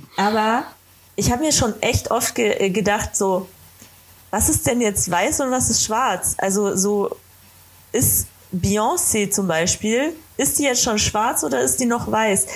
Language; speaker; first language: German; native; German